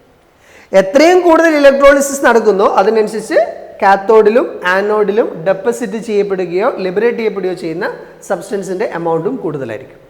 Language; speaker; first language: Malayalam; native; Malayalam